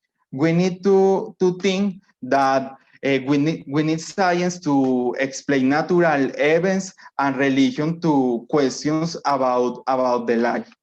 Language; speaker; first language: English; non-native, learner; Spanish